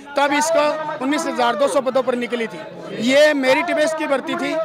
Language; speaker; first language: Hindi; native; Hindi